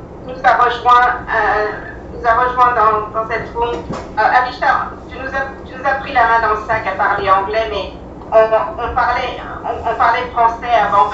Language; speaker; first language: French; native; French